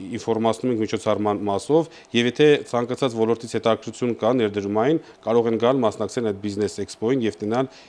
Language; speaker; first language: Armenian; native; Armenian